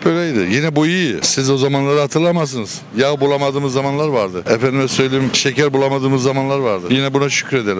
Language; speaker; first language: Turkish; native; Turkish